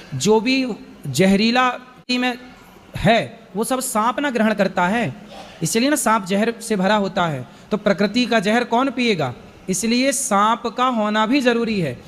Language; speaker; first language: Hindi; native; Hindi